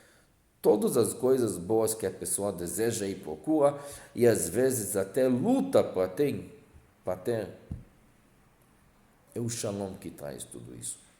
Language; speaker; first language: Portuguese; non-native, fluent; Hebrew